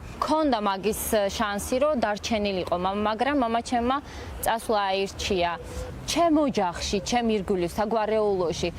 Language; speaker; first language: Georgian; non-native, local second language; Azerbaijani